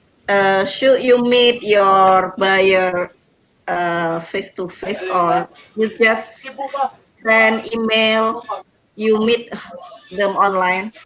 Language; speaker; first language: English; non-native, learner; Indonesian